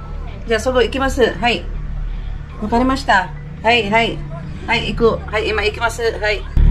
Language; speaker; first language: Japanese; non-native, fluent; Filipino